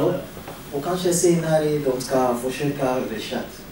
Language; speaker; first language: Swedish; non-native, learner; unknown